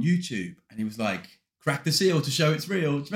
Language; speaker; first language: English; native; English